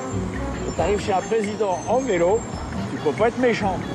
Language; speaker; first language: French; native; French